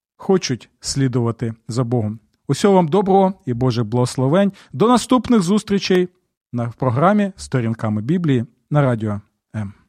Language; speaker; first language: Ukrainian; native; Ukrainian